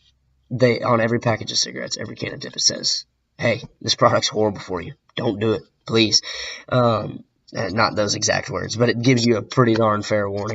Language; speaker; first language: English; native; English